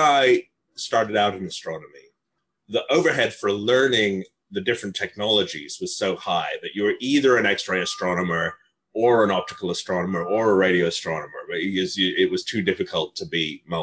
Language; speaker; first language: English; native; English